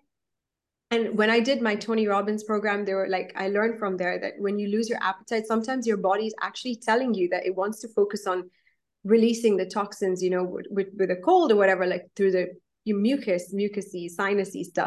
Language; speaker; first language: English; non-native, local second language; Gujarati